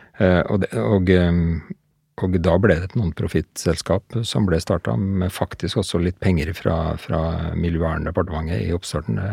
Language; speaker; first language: Norwegian; native; Norwegian